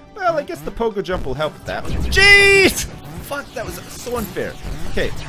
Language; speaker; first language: English; native; English